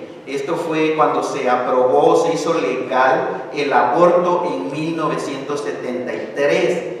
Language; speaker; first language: Spanish; native; Spanish